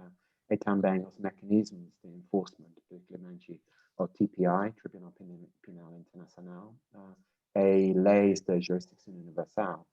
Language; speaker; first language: Portuguese; non-native, learner; English